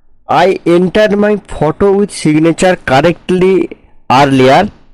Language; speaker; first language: English; non-native, local second language; Bangla